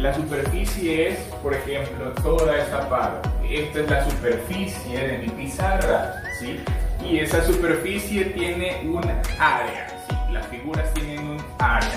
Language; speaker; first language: Spanish; native; Spanish